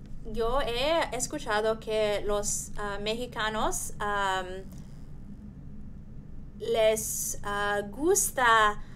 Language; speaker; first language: Spanish; non-native, learner; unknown